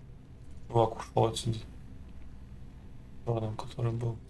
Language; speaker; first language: Russian; native; Russian